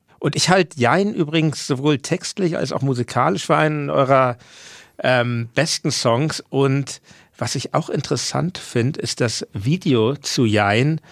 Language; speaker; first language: German; native; German